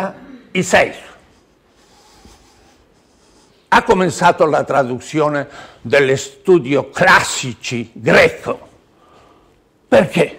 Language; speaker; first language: Italian; non-native, learner; Spanish